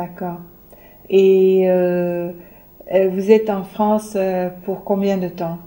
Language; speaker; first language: French; native; French